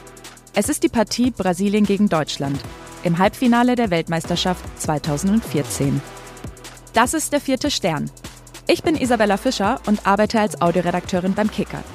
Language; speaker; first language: German; native; German